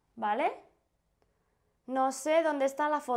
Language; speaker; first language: Spanish; non-native, fluent; Indonesian